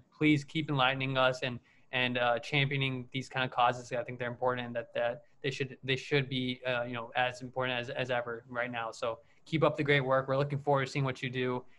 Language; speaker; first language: English; native; English